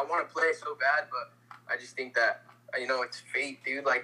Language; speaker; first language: English; native; English